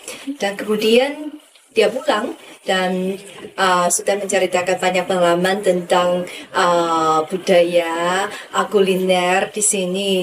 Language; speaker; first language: Indonesian; non-native, fluent; Chinese